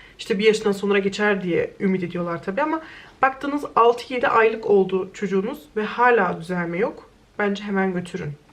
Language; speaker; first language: Turkish; early bilingual, heritage; Turkish